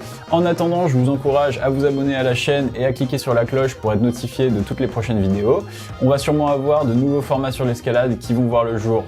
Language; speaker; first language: French; native; French